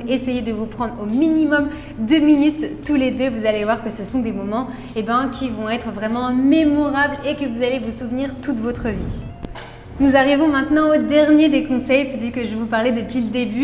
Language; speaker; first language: French; native; French